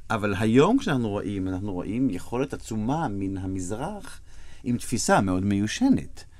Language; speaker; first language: Hebrew; native; Hebrew